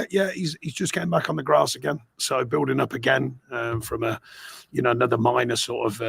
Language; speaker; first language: English; native; English